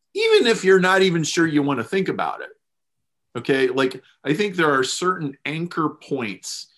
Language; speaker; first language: English; native; English